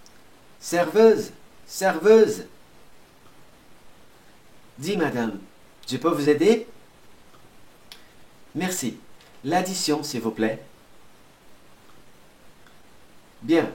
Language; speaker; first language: French; non-native, fluent; Portuguese